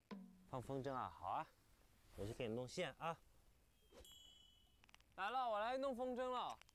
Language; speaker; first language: Chinese; native; Chinese